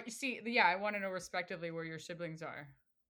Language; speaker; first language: English; early bilingual, other home language; Spanish